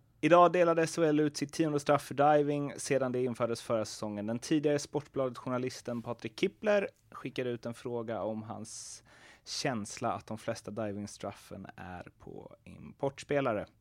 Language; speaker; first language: Swedish; native; Swedish